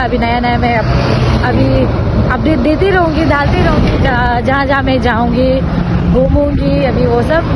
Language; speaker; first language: Hindi; non-native, local second language; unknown